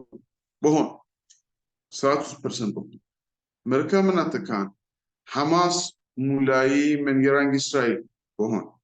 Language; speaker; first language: Indonesian; non-native, fluent; Persian